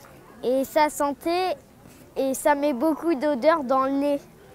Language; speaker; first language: French; native; French